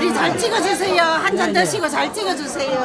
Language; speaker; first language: Korean; early bilingual, heritage; Korean